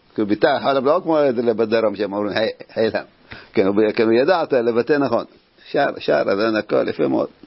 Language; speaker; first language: Hebrew; native; Hebrew